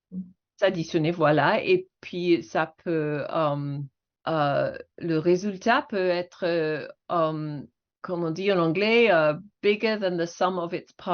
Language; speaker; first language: French; non-native, fluent; English